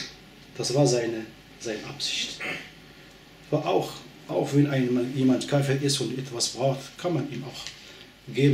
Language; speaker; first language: German; non-native, fluent; Arabic